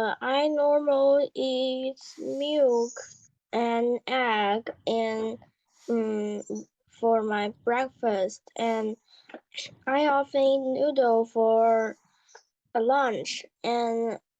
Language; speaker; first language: English; non-native, learner; Chinese